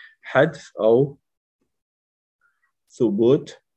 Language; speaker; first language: Arabic; non-native, fluent; French